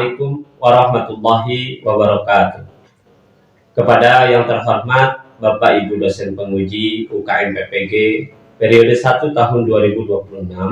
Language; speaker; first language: Indonesian; native; Indonesian